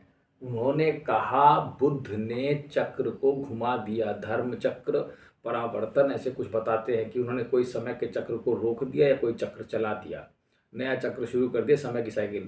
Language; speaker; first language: Hindi; native; Hindi